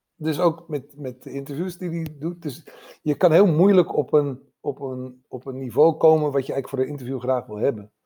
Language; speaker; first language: Dutch; native; Dutch